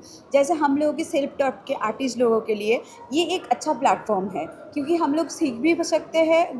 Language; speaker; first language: Hindi; non-native, local second language; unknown